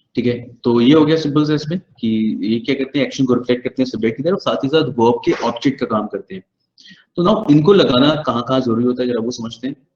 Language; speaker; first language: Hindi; native; Hindi